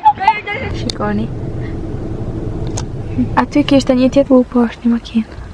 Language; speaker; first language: Albanian; early bilingual, heritage; Albanian